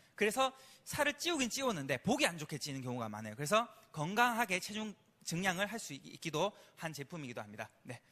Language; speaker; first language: Korean; native; Korean